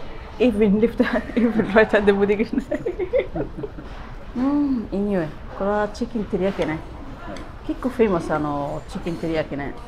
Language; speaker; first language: Japanese; non-native, learner; Arabic